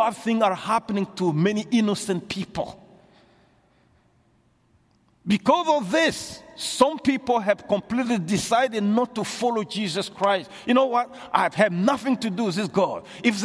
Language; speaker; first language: English; non-native, fluent; Bambara